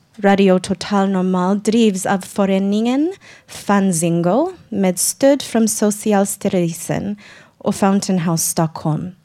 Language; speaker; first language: Swedish; non-native, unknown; English